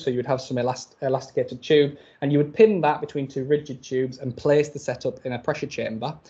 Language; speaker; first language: English; native; English